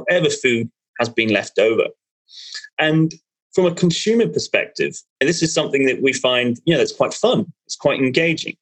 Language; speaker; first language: English; native; English